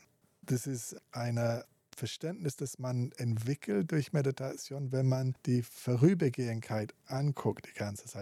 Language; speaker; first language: German; non-native, fluent; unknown